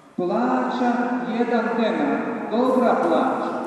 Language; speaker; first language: Serbian; native; Serbian